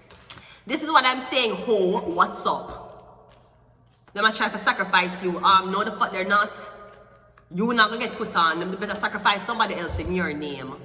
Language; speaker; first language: English; native; English